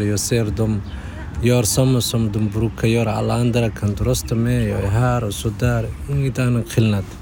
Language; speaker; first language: Swedish; non-native, fluent; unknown